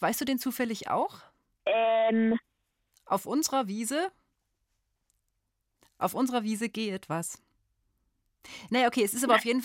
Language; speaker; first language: German; native; German